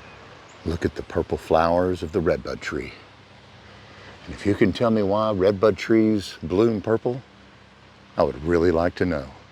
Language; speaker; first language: English; native; English